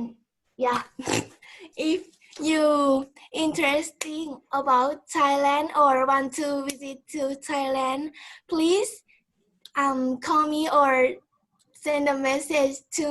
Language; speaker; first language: English; non-native, learner; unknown